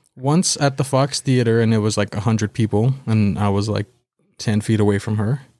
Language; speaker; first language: English; native; English